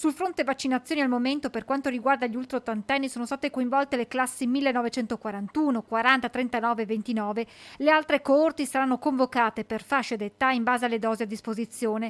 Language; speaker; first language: Italian; native; Italian